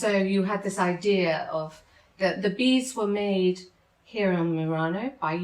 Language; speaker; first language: English; native; English